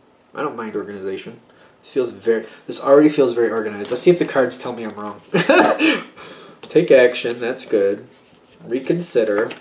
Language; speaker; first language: English; native; English